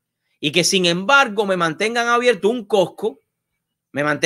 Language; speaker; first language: Spanish; native; Spanish